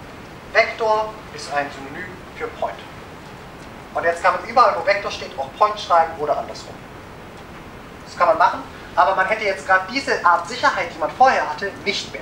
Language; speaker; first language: German; native; German